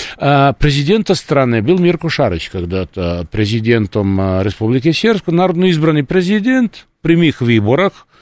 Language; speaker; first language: Russian; non-native, fluent; Serbian